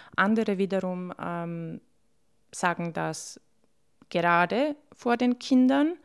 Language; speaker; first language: German; early bilingual, other home language; Bosnian